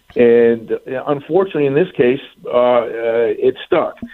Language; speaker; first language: English; native; English